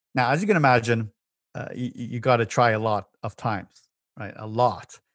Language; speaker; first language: English; native; English